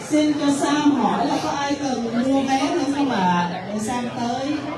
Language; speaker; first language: Vietnamese; native; Vietnamese